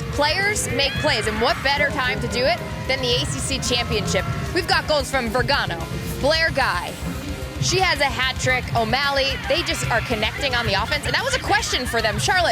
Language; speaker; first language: English; native; English